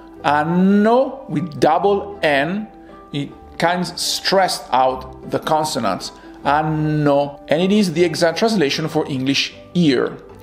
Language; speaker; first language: English; non-native, fluent; Italian